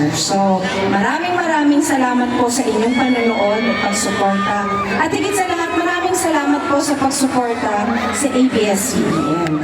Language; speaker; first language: Filipino; native; Filipino